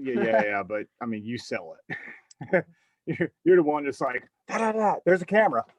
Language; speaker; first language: English; native; English